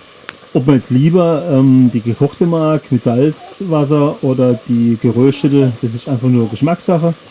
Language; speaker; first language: German; native; German